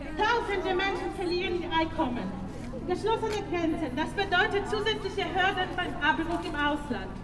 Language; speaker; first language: German; non-native, fluent; Polish